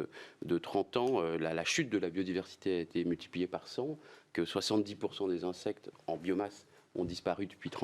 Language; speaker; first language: French; native; French